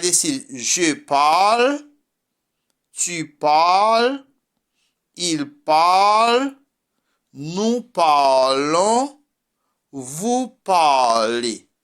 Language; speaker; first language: French; non-native, fluent; Spanish